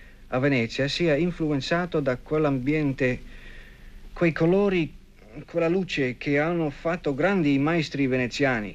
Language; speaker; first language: Italian; non-native, fluent; English